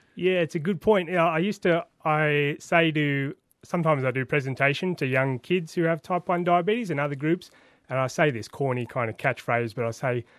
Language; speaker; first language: English; native; English